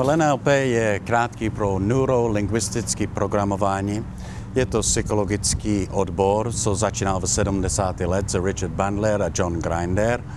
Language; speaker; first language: Czech; non-native, learner; Italian